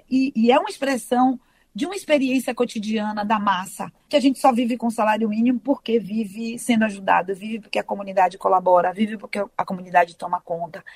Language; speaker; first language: Portuguese; native; Portuguese